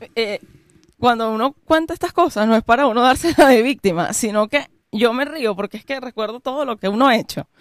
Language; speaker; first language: Spanish; native; Spanish